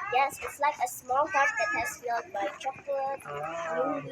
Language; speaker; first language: English; non-native, learner; Indonesian